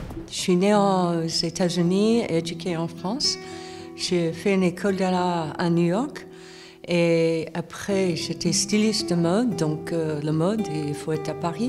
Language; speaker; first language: French; non-native, fluent; English